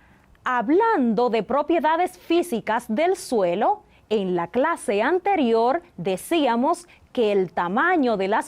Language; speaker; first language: Spanish; native; Spanish